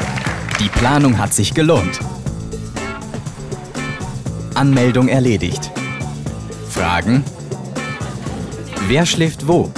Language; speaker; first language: German; native; German